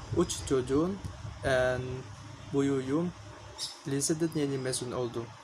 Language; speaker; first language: Turkish; non-native, learner; Indonesian